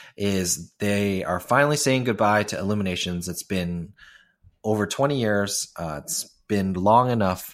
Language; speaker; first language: English; non-native, local second language; Cantonese